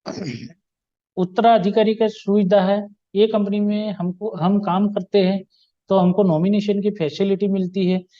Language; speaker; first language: Hindi; non-native, local second language; Gujarati